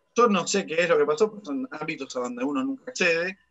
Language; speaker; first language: Spanish; native; Spanish